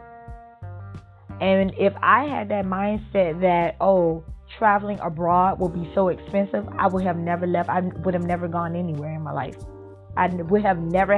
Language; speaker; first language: English; native; English